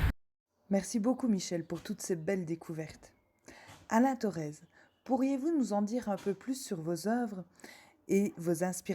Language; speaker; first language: French; native; French